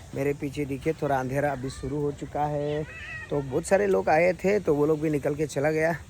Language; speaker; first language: Hindi; non-native, local second language; Assamese